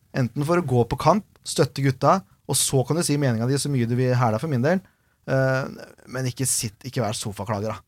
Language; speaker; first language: Norwegian; native; Norwegian